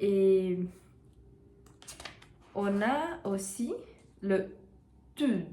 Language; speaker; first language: French; non-native, learner; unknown